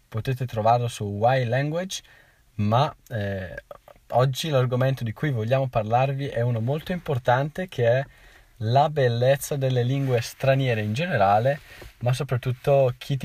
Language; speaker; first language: Italian; native; Italian